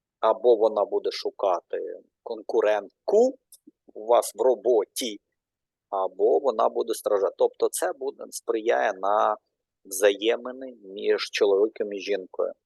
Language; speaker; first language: Ukrainian; non-native, local second language; Russian